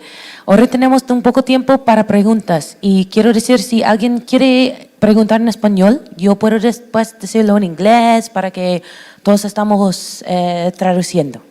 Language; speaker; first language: Spanish; non-native, fluent; English